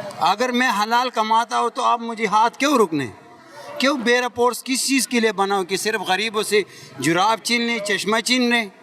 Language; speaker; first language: Urdu; non-native, local second language; Pashto